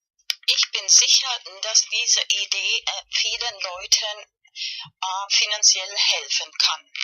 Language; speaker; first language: German; non-native, fluent; Spanish